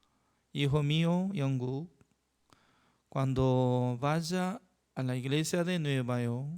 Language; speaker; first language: Spanish; non-native, learner; Korean